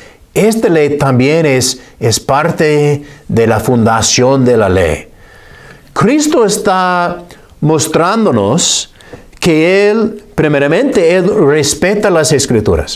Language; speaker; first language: Spanish; non-native, fluent; English